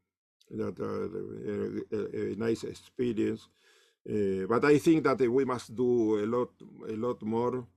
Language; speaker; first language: English; non-native, learner; Spanish